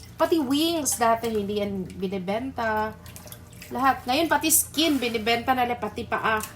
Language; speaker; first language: Filipino; non-native, local second language; Cebuano